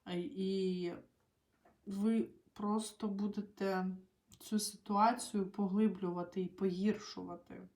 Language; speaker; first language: Ukrainian; non-native, local second language; Russian